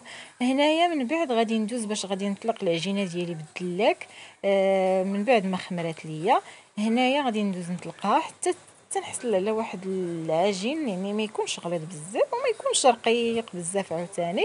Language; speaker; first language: Arabic; native; Arabic